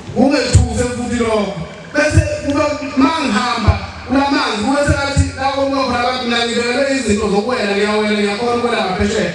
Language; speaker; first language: Zulu; native; Zulu